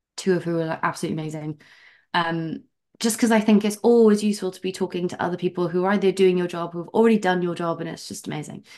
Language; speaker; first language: English; native; English